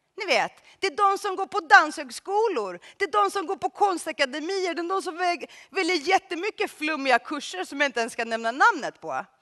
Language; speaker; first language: Swedish; early bilingual, other home language; Greek